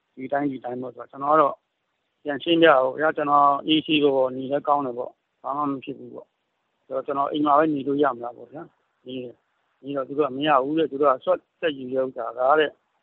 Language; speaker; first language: Burmese; native; Burmese